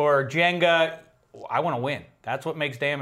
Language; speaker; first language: English; native; English